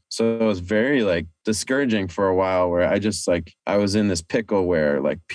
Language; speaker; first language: English; native; English